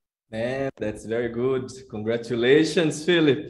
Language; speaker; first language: English; non-native, fluent; Portuguese